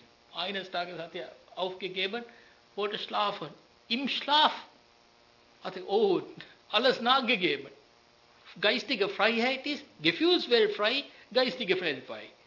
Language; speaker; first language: German; non-native, learner; Sinhala